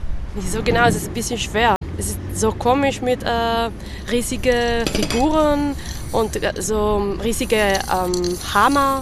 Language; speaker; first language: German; non-native, learner; French